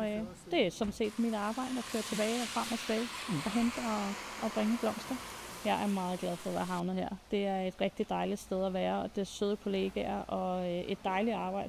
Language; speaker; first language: Danish; native; Danish